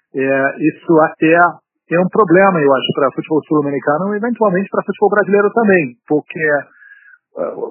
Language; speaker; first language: Portuguese; non-native, fluent; English